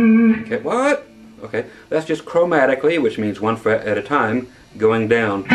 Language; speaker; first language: English; native; English